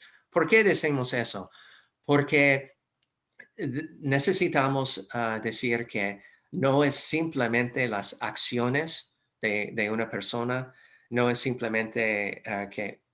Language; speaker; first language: Spanish; non-native, fluent; English